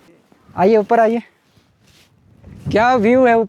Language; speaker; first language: Hindi; native; Hindi